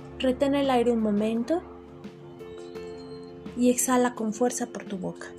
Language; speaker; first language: Spanish; native; Spanish